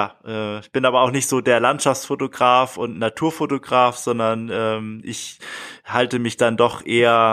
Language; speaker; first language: German; native; German